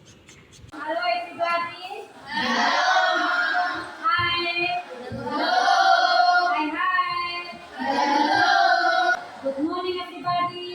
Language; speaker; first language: English; non-native, learner; Indonesian